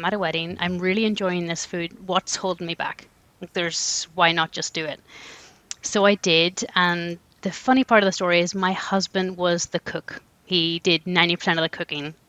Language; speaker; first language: English; native; English